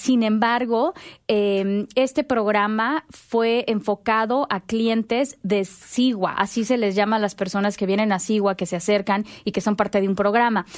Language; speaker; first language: Spanish; native; Spanish